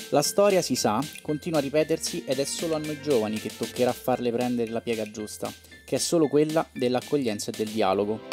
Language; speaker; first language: Italian; native; Italian